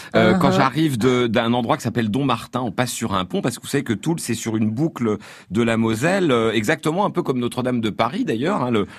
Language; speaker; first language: French; native; French